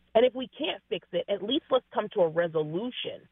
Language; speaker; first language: English; native; English